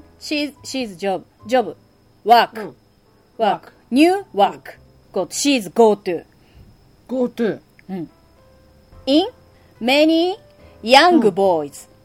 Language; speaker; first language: English; non-native, learner; Japanese